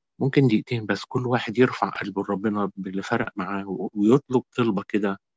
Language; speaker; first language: Arabic; native; Arabic